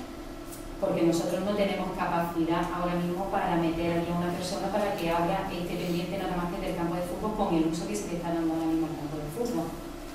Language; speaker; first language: Spanish; native; Spanish